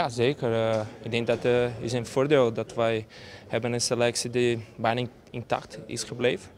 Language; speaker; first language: Dutch; non-native, fluent; Portuguese